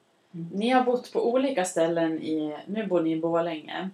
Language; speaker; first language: Swedish; native; Swedish